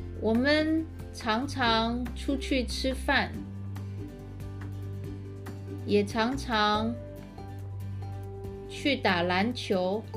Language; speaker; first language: Chinese; early bilingual, heritage; Chinese